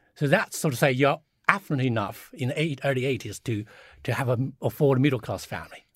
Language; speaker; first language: English; early bilingual, other home language; Chinese